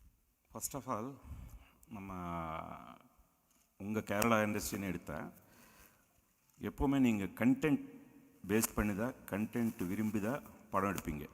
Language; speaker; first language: Tamil; non-native, local second language; Telugu